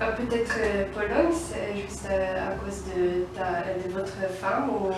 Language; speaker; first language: French; non-native, learner; Polish